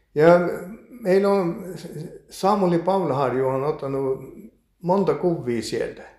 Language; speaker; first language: Finnish; early bilingual, heritage; Finnish